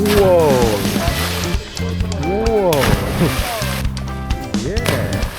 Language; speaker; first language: English; non-native, learner; Korean